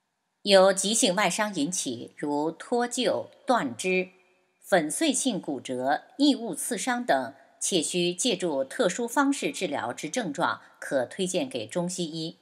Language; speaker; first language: Chinese; native; Chinese